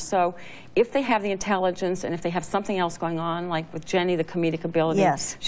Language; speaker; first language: English; native; English